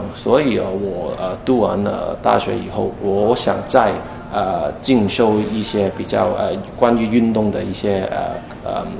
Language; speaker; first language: Chinese; non-native, fluent; Cantonese